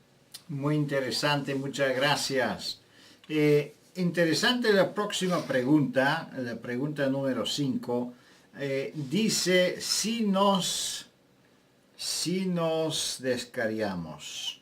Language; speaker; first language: Spanish; non-native, fluent; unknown